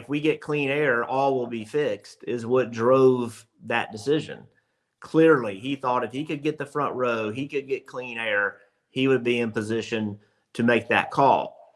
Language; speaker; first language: English; native; English